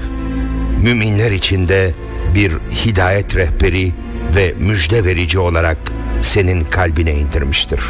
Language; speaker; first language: Turkish; native; Turkish